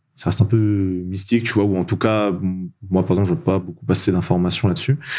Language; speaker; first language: French; non-native, local second language; Malagasy